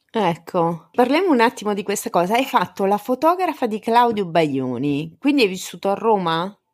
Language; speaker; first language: Italian; native; Italian